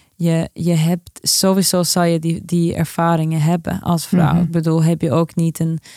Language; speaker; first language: Dutch; non-native, fluent; Norwegian